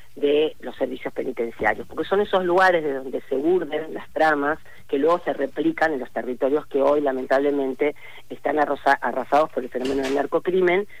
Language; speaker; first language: Spanish; native; Spanish